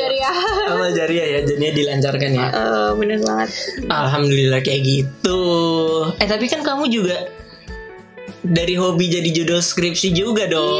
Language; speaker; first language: Indonesian; native; Indonesian